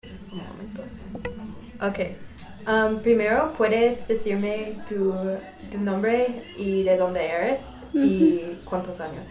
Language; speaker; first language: Spanish; non-native, learner; English